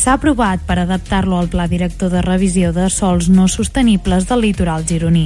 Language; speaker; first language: Catalan; native; Catalan